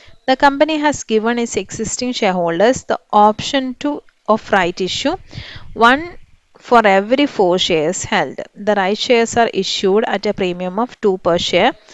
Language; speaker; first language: English; non-native, local second language; Malayalam